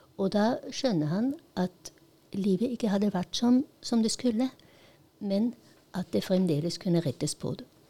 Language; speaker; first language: Norwegian; non-native, fluent; Polish